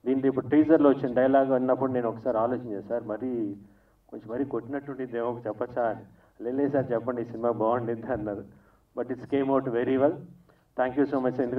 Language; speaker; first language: Telugu; native; Telugu